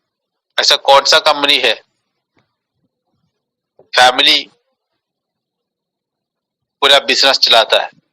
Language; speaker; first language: Hindi; non-native, local second language; Malayalam